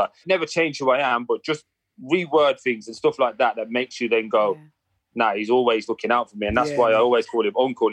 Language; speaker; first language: English; native; English